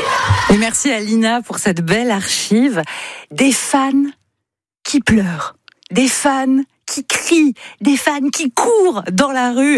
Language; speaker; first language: French; native; French